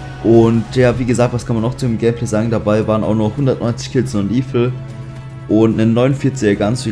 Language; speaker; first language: German; native; German